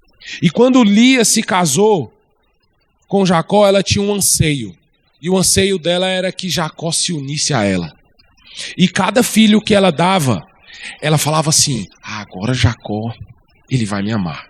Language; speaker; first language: Portuguese; native; Portuguese